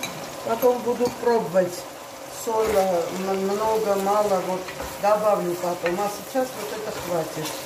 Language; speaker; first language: Russian; non-native, fluent; Armenian